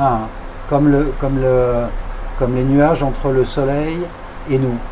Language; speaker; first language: French; native; French